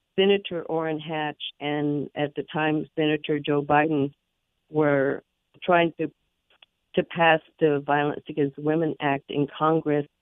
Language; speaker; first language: English; native; English